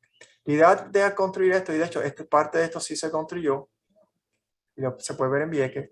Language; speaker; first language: Spanish; native; Spanish